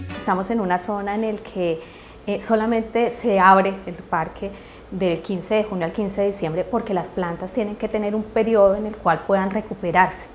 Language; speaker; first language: Spanish; native; Spanish